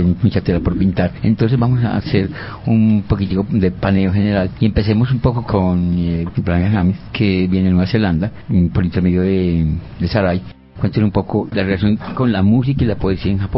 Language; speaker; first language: Spanish; native; Spanish